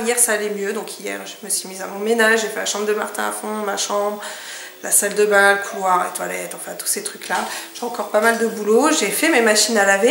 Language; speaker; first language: French; native; French